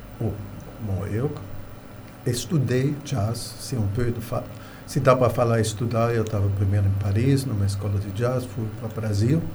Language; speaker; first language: Portuguese; non-native, fluent; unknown